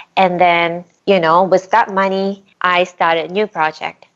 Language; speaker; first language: English; non-native, fluent; Japanese